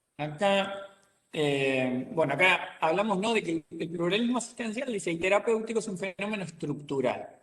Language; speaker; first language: Spanish; native; Spanish